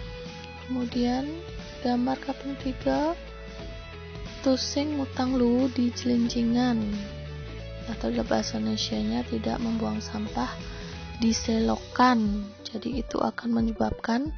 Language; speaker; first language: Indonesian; non-native, local second language; Balinese